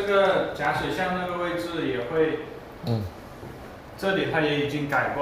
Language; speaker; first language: Chinese; native; Chinese